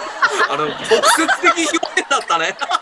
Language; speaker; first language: Japanese; native; Japanese